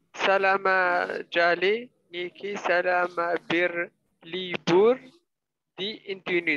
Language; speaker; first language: Indonesian; non-native, learner; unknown